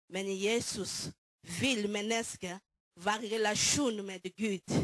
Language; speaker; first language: Norwegian; non-native, learner; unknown